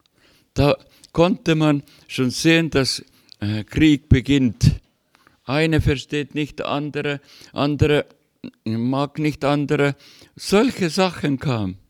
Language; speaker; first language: German; non-native, learner; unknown